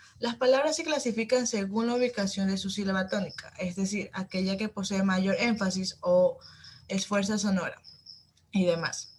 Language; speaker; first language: Spanish; native; Spanish